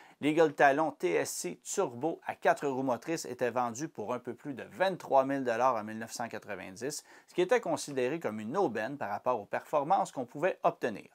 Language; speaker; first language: French; native; French